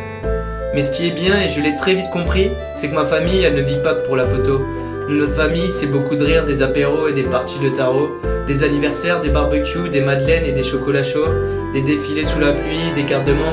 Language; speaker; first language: French; native; French